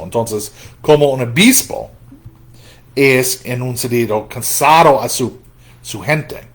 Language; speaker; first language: Spanish; non-native, fluent; English